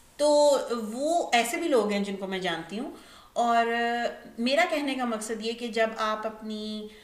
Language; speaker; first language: Urdu; native; Urdu